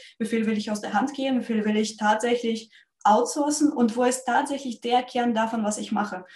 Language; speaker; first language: German; non-native, fluent; Russian